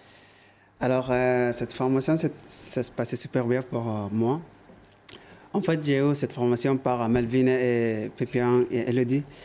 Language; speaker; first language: French; non-native, learner; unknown